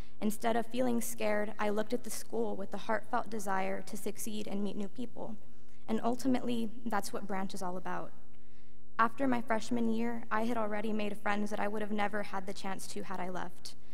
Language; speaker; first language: English; early bilingual, other home language; Spanish